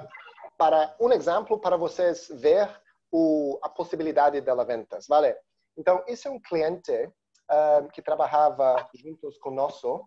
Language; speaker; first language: Spanish; non-native, learner; Portuguese